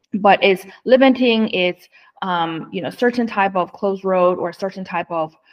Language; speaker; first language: English; non-native, fluent; Chinese